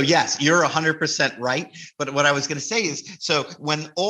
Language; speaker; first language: English; native; English